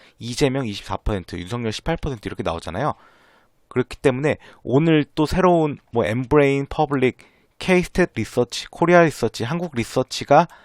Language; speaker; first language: Korean; native; Korean